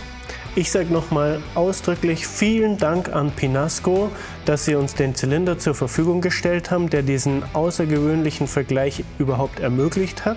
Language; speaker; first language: German; native; German